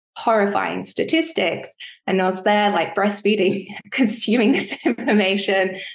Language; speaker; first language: English; native; English